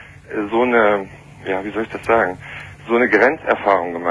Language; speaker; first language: German; native; German